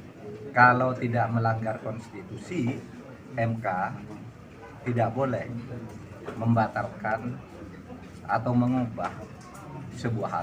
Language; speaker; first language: Indonesian; non-native, local second language; Madurese